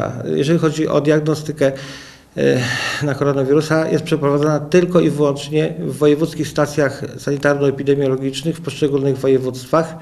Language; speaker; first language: Polish; native; Polish